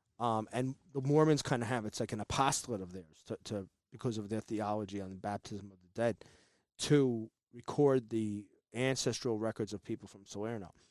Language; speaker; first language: English; native; English